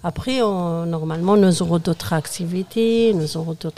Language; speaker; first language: French; non-native, fluent; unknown